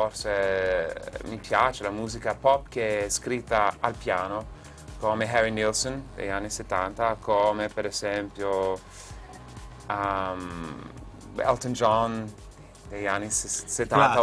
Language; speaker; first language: Italian; non-native, fluent; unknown